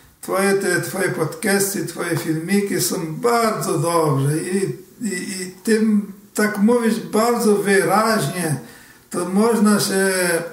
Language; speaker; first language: Polish; early bilingual, heritage; Portuguese